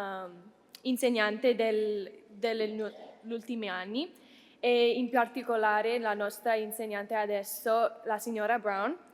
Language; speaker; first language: Italian; non-native, learner; English